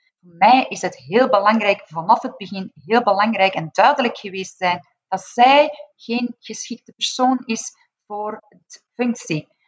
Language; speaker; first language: Dutch; non-native, fluent; Persian